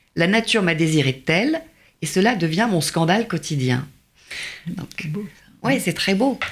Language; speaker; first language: French; native; French